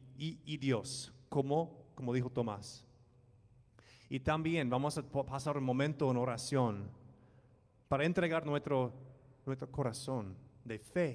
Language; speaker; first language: Spanish; non-native, fluent; English